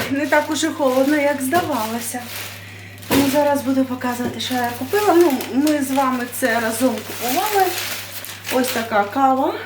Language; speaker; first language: Ukrainian; non-native, local second language; Russian